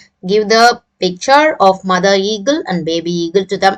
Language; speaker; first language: English; non-native, local second language; Tamil